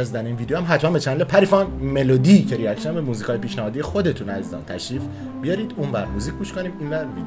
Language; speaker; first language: Persian; native; Persian